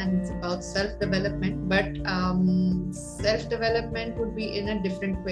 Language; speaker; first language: English; non-native, local second language; Urdu